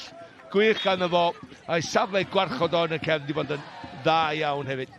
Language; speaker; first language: Welsh; native; Welsh